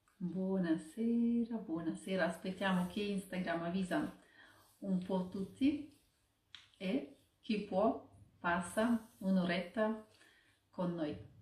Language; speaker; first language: Italian; non-native, fluent; Russian